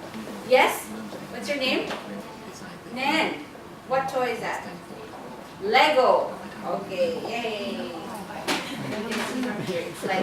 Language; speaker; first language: English; non-native, fluent; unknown